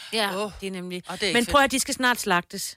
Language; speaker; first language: Danish; native; Danish